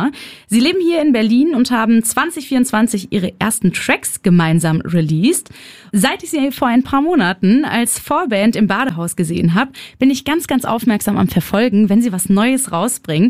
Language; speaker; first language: German; native; German